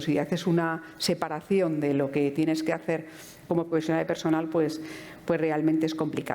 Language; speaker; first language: Spanish; native; Spanish